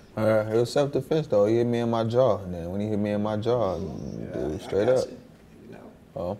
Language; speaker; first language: English; native; English